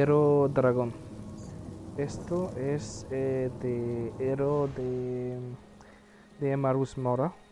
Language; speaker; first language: Spanish; non-native, learner; French